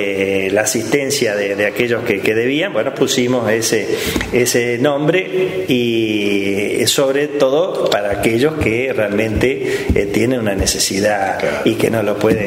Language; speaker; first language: Spanish; native; Spanish